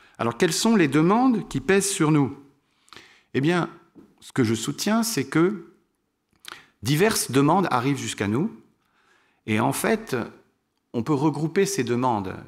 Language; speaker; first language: French; native; French